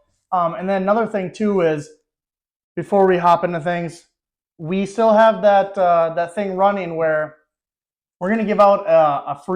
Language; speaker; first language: English; native; English